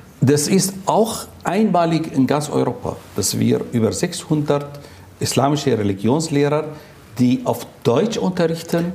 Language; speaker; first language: German; non-native, fluent; Arabic